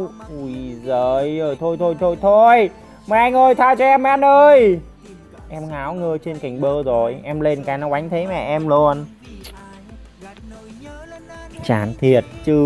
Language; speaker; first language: Vietnamese; native; Vietnamese